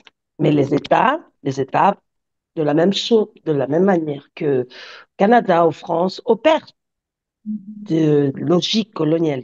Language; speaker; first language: French; non-native, fluent; Spanish